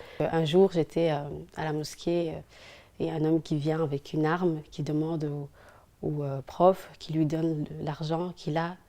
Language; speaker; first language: French; early bilingual, other home language; Somali